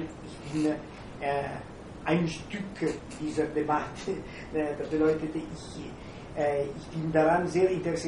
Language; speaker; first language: German; non-native, fluent; Italian